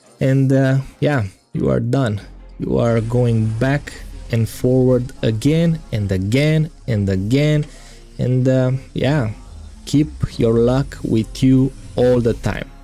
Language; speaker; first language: English; non-native, fluent; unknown